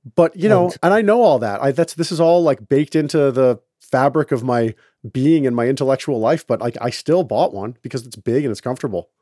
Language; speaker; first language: English; native; English